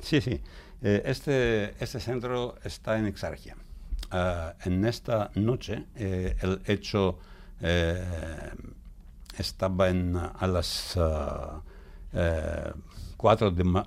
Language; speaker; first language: Spanish; non-native, fluent; Greek